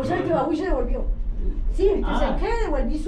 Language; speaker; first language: Spanish; native; Spanish